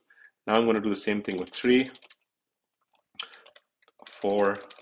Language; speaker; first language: English; native; English